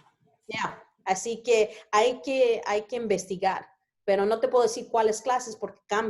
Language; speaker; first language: Spanish; early bilingual, heritage; Spanish